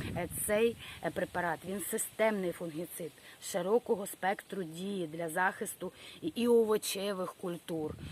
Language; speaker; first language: Ukrainian; non-native, local second language; Russian